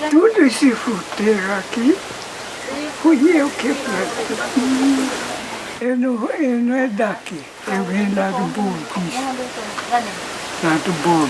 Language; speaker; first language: Portuguese; non-native, learner; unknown